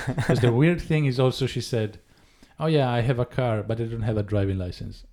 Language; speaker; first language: English; non-native, fluent; Italian